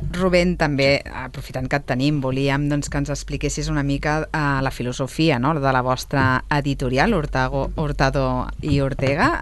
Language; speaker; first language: Catalan; native; Catalan